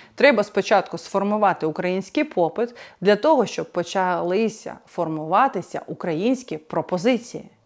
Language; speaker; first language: Ukrainian; non-native, local second language; Russian